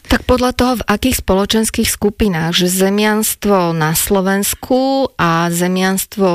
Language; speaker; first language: Slovak; native; Slovak